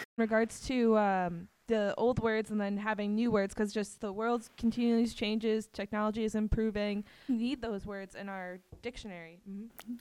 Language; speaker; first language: English; native; English